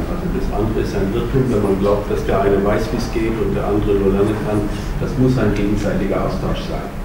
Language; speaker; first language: German; native; German